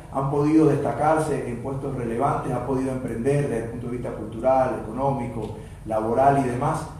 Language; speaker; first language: Spanish; native; Spanish